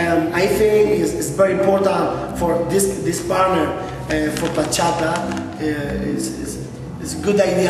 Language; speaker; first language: English; non-native, local second language; Spanish